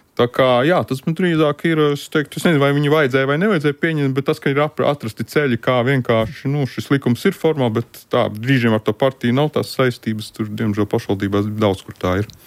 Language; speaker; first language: Latvian; native; Latvian